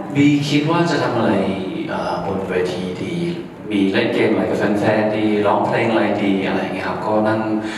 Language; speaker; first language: Thai; early bilingual, heritage; Thai